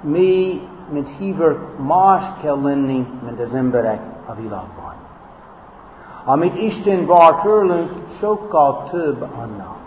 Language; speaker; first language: Hungarian; non-native, fluent; English